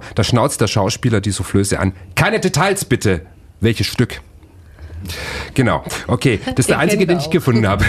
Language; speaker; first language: German; native; German